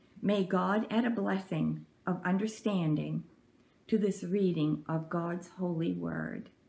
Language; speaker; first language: English; native; English